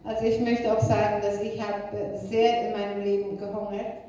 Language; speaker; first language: German; non-native, fluent; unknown